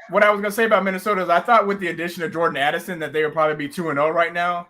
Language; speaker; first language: English; native; English